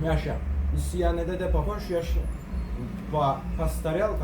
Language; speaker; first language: Russian; early bilingual, heritage; Russian